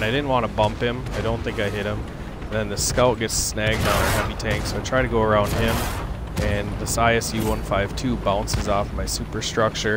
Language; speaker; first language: English; native; English